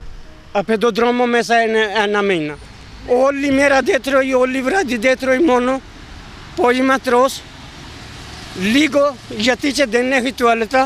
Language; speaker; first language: Greek; non-native, learner; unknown